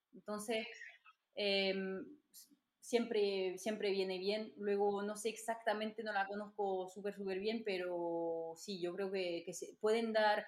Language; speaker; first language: Spanish; non-native, fluent; French